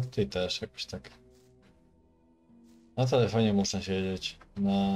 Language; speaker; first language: Polish; native; Polish